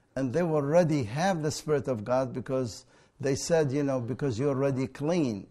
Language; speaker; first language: English; non-native, fluent; Arabic